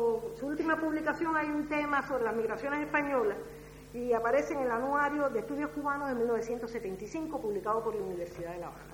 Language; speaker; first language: Spanish; native; Spanish